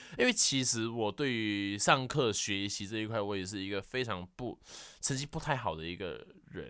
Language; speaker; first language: Chinese; native; Chinese